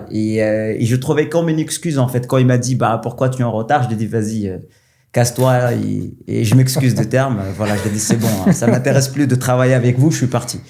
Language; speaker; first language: French; non-native, local second language; Arabic